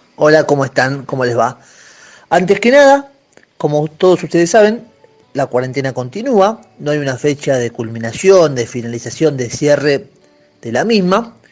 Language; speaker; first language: Spanish; native; Spanish